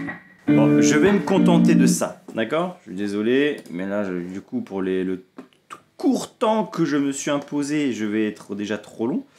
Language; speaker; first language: French; native; French